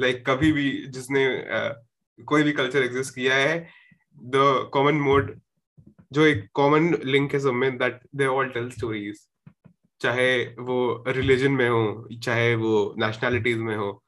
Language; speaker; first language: Hindi; native; Hindi